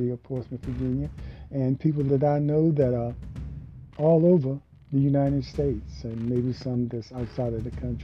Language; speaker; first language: English; native; English